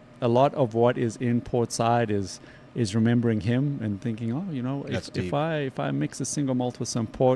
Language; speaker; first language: English; native; English